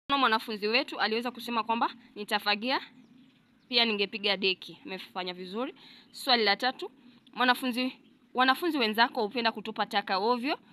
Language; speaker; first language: Swahili; non-native, local second language; Gusii